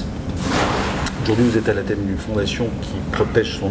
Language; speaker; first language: French; native; French